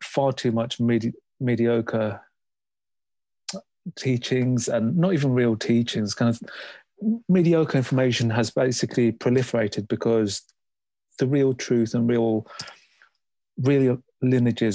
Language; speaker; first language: English; native; English